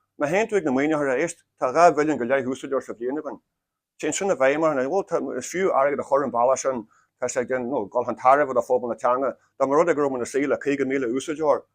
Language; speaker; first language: Irish; native; Irish